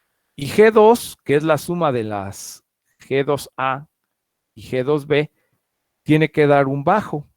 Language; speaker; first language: Spanish; native; Spanish